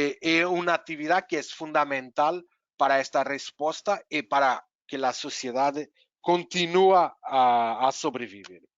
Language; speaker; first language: Spanish; non-native, fluent; Portuguese